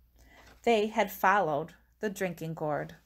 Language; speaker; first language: English; native; English